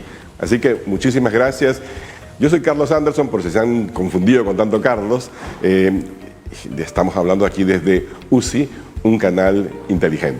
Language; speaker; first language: Spanish; native; Spanish